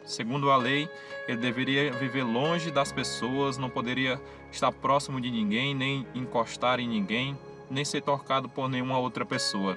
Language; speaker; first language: Portuguese; native; Portuguese